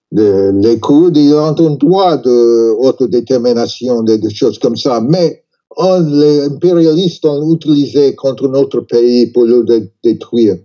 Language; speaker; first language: French; non-native, learner; English